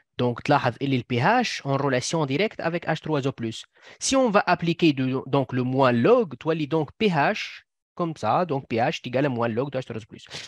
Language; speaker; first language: French; non-native, local second language; Arabic